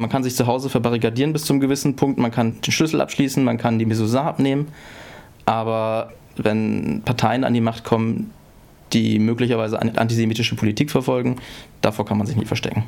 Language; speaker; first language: German; native; German